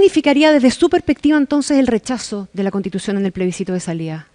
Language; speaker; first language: Spanish; native; Spanish